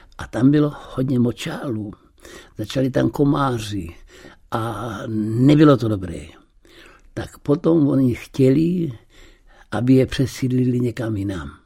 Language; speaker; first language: Czech; early bilingual, heritage; Czech